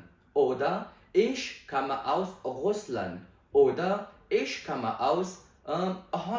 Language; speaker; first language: German; non-native, fluent; Pashto